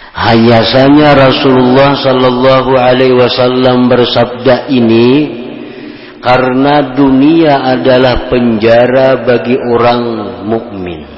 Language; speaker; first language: Indonesian; non-native, local second language; Banjar